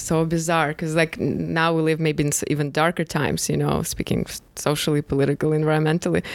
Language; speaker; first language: English; non-native, fluent; Russian